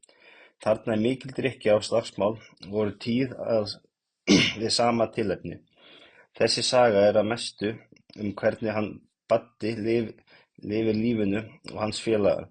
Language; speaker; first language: Icelandic; native; Icelandic